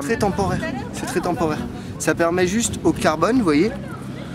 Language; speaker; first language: French; native; French